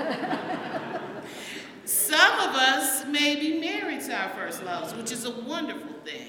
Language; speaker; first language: English; native; English